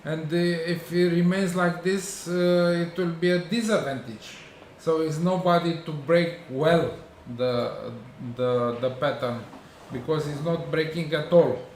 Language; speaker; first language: English; non-native, learner; Romanian